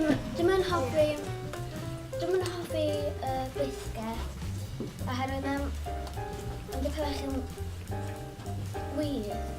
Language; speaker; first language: Welsh; non-native, local second language; English